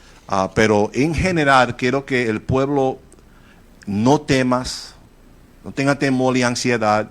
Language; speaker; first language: Spanish; native; Spanish